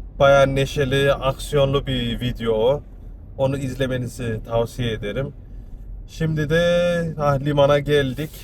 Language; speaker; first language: Turkish; early bilingual, heritage; Turkish